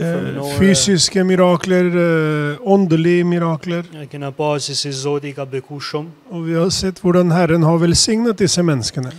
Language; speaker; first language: Norwegian; non-native, fluent; Albanian